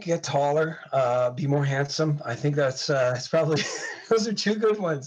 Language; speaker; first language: English; native; English